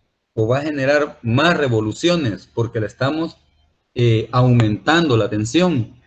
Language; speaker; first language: Spanish; native; Spanish